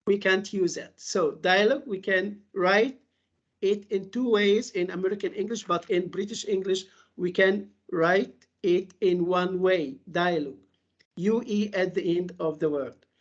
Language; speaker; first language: English; non-native, fluent; Arabic